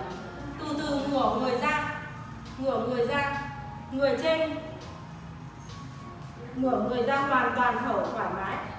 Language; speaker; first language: Vietnamese; native; Vietnamese